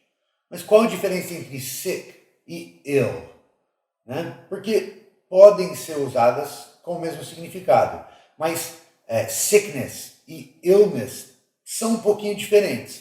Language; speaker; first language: Portuguese; non-native, fluent; English